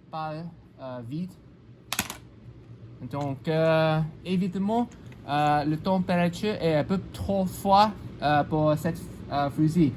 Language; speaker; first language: French; non-native, learner; English